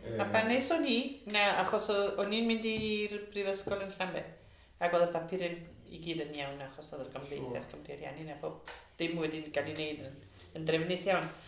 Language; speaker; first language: Welsh; early bilingual, heritage; Welsh